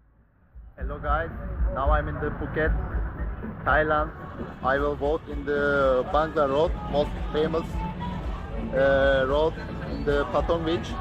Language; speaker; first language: English; non-native, learner; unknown